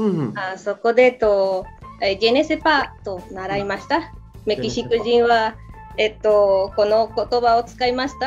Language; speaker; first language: Japanese; non-native, learner; Spanish